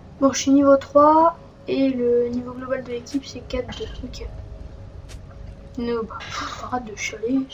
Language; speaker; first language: French; native; French